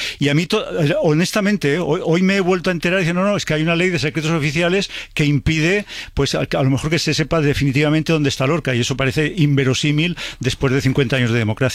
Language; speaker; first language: Spanish; native; Spanish